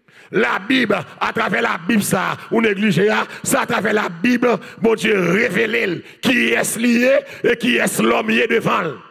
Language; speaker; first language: French; non-native, learner; Haitian Creole